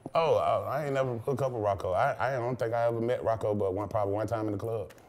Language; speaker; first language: English; native; English